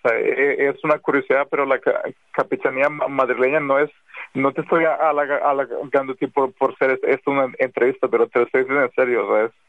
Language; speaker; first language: Spanish; non-native, fluent; Serbian